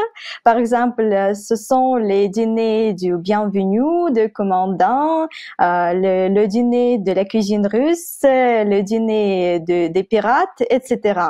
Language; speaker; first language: French; non-native, fluent; Russian